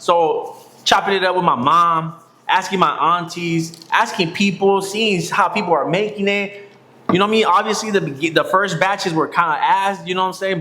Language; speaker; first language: English; native; English